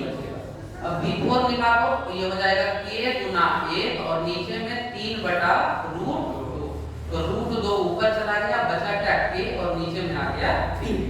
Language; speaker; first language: Hindi; native; Hindi